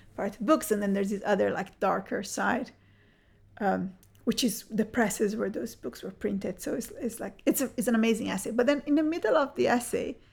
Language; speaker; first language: English; early bilingual, other home language; Spanish